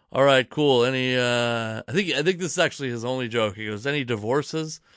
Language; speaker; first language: English; native; English